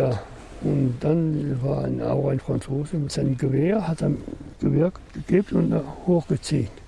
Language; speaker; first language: German; non-native, learner; French